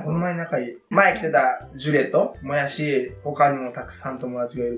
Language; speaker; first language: Japanese; native; Japanese